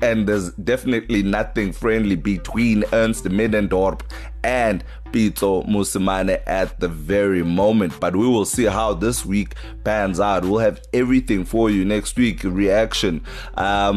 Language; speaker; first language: English; non-native, local second language; Xhosa